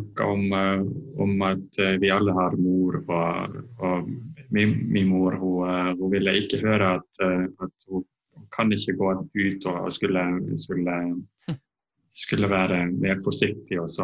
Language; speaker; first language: Norwegian; non-native, fluent; Estonian